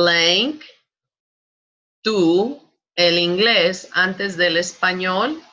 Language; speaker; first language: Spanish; non-native, fluent; English